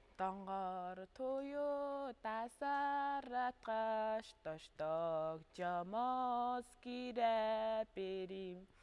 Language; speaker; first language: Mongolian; non-native, local second language; Tuvinian